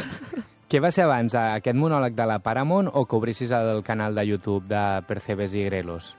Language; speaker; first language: Catalan; native; Catalan